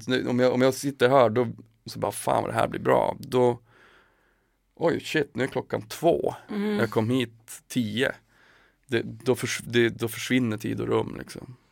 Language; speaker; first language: Swedish; native; Swedish